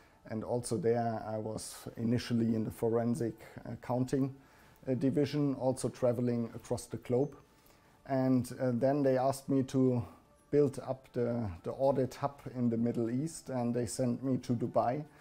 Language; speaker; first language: English; non-native, fluent; German